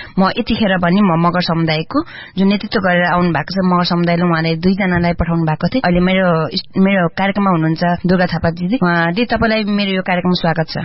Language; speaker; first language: Nepali; non-native, local second language; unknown